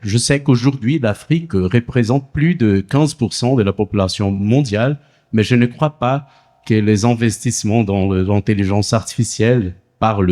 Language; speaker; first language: French; non-native, fluent; Portuguese